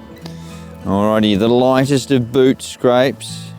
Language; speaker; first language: English; native; English